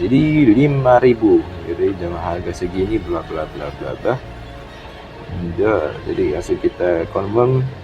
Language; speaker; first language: Indonesian; native; Indonesian